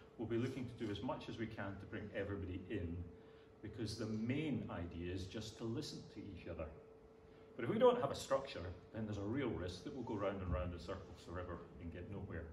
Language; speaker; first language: English; native; English